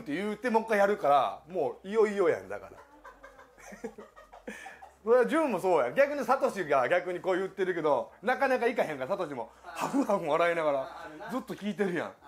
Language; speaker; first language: Japanese; native; Japanese